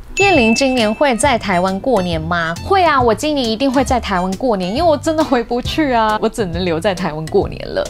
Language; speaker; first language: Chinese; native; Chinese